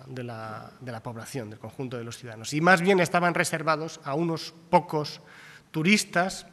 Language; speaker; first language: Spanish; native; Spanish